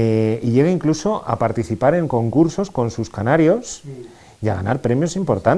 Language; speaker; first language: Spanish; native; Spanish